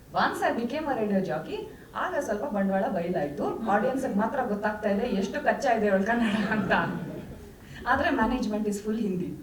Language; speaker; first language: Kannada; non-native, local second language; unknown